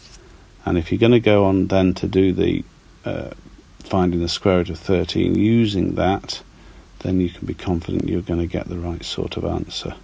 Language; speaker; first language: English; native; English